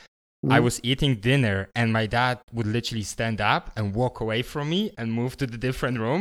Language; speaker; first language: English; non-native, fluent; Polish